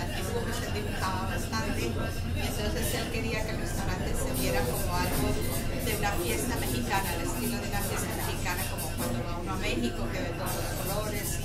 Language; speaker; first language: Spanish; early bilingual, other home language; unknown